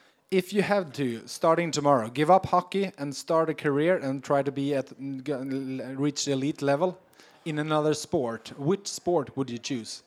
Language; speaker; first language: English; non-native, fluent; Swedish